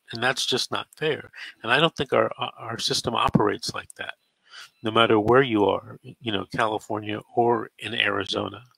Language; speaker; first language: English; native; English